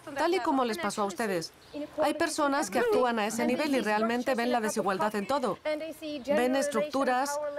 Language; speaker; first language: Spanish; non-native, fluent; Swedish